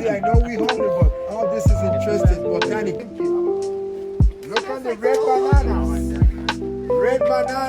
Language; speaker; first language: English; non-native, local second language; Spanish